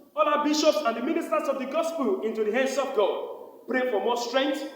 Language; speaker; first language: English; non-native, local second language; Yoruba